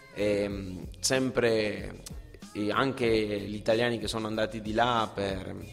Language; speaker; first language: Italian; non-native, fluent; Spanish